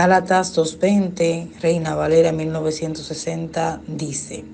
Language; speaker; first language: Spanish; native; Spanish